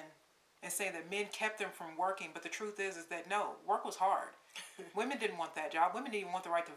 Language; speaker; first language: English; native; English